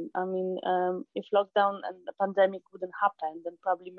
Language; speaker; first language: English; non-native, fluent; Polish